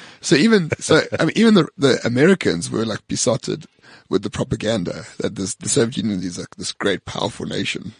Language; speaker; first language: English; native; English